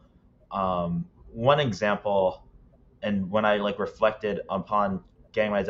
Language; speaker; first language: English; native; English